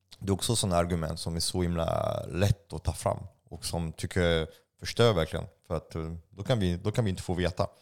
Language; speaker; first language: Swedish; non-native, fluent; French